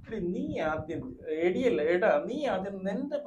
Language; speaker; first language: Malayalam; native; Malayalam